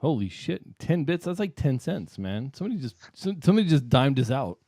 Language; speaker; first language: English; native; English